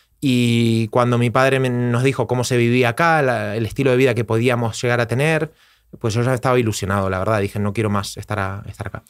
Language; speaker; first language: Spanish; native; Spanish